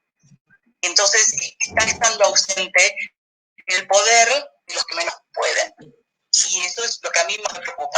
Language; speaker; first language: Spanish; native; Spanish